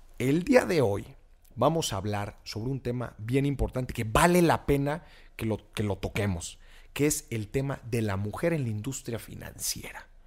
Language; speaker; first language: Spanish; native; Spanish